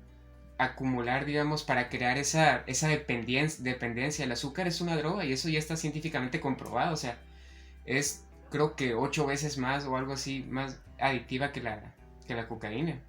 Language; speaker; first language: Spanish; native; Spanish